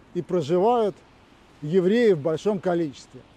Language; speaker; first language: Russian; native; Russian